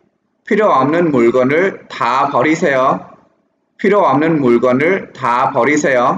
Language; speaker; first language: Korean; non-native, fluent; Vietnamese